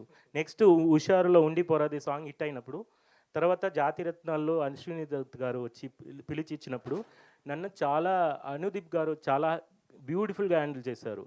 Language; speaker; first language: Telugu; non-native, fluent; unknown